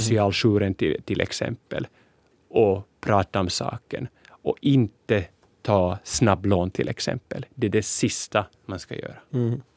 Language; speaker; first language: Swedish; non-native, local second language; Finnish